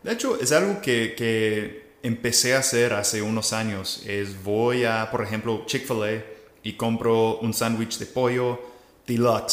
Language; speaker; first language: Spanish; non-native, fluent; English